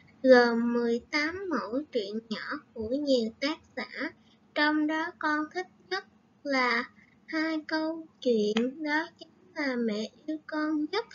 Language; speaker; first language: Vietnamese; native; Vietnamese